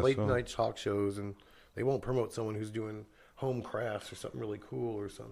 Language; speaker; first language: English; native; English